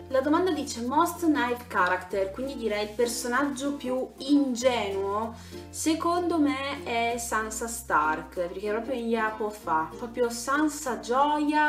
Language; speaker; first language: Italian; native; Italian